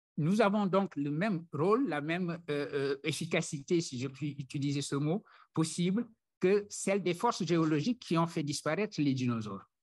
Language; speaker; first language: French; non-native, local second language; Wolof